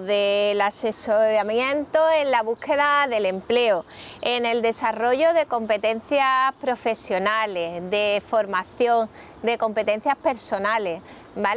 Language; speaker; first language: Spanish; native; Spanish